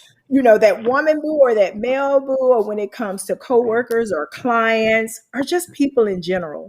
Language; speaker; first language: English; native; English